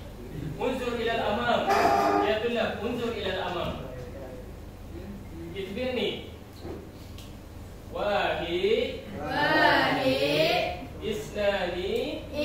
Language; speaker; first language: Arabic; non-native, learner; Malay